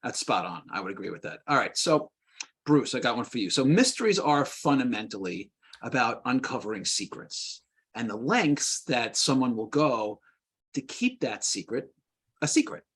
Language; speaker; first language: English; native; English